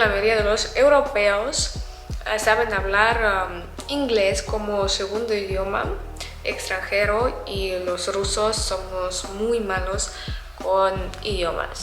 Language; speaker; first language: Spanish; non-native, fluent; Russian